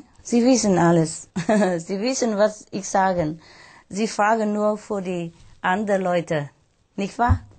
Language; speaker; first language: German; non-native, learner; Vietnamese